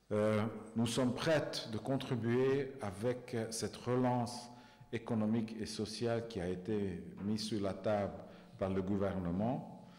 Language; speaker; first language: French; non-native, fluent; Hungarian